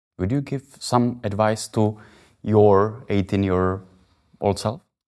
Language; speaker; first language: English; non-native, fluent; Czech